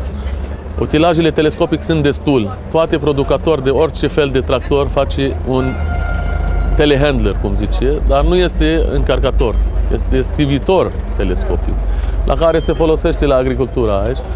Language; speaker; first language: Romanian; non-native, fluent; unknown